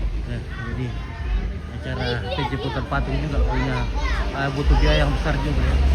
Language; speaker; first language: Indonesian; non-native, local second language; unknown